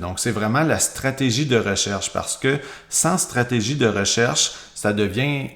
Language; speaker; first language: French; native; French